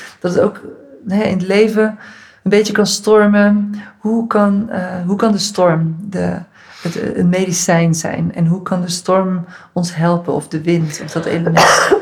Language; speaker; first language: Dutch; native; Dutch